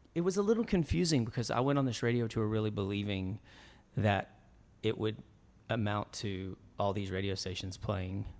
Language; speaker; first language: English; native; English